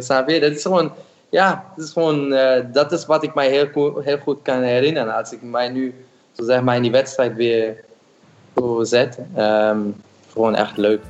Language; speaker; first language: Dutch; non-native, fluent; German